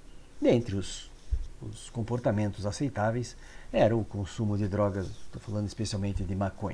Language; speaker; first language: Portuguese; native; Portuguese